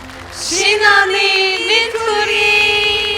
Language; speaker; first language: Mongolian; native; Mongolian